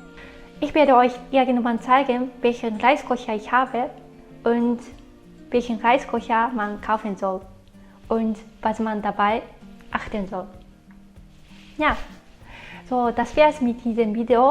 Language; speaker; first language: German; non-native, fluent; Japanese